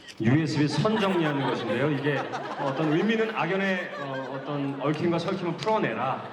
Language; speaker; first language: Korean; native; Korean